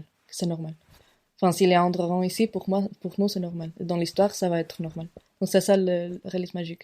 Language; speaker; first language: French; non-native, fluent; Spanish